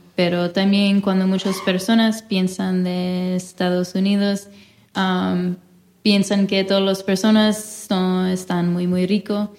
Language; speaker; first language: Spanish; non-native, fluent; English